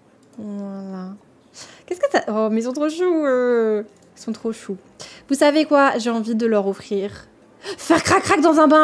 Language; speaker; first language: French; native; French